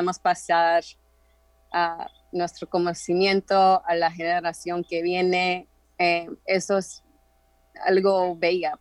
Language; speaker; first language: Spanish; early bilingual, heritage; Spanish